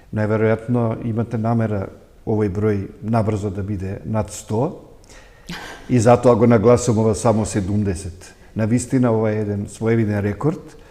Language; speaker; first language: Macedonian; native; Macedonian